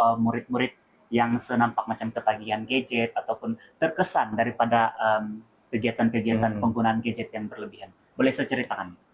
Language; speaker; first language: Malay; native; Malay